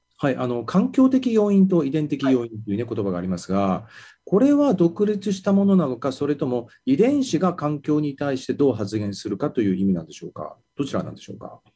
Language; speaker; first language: Japanese; native; Japanese